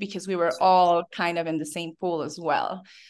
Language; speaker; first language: English; non-native, fluent; Spanish